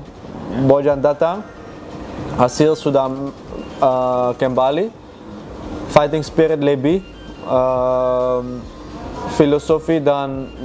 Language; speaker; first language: Indonesian; non-native, fluent; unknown